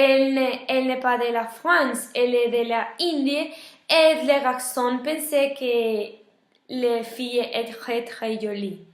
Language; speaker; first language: French; non-native, learner; Spanish